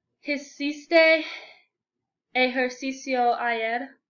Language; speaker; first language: Spanish; non-native, learner; English